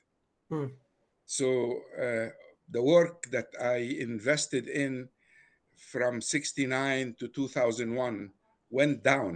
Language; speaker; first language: English; non-native, fluent; Arabic